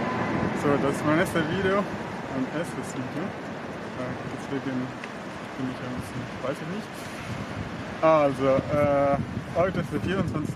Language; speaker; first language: German; non-native, learner; Italian